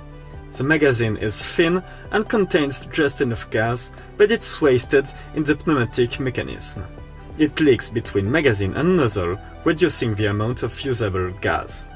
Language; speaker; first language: English; non-native, fluent; French